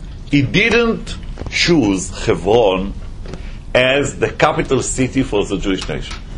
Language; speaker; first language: English; non-native, fluent; Hebrew